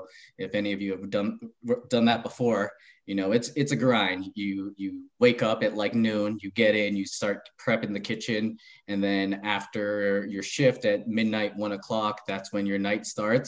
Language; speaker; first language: English; native; English